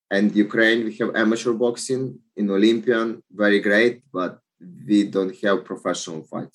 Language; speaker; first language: English; non-native, learner; Ukrainian